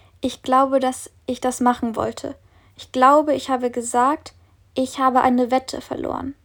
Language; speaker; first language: German; native; German